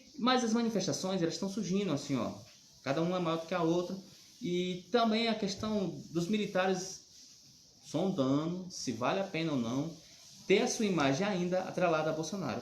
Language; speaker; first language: Portuguese; native; Portuguese